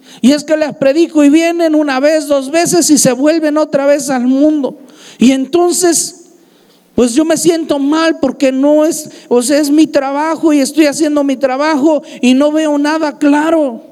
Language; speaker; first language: Spanish; native; Spanish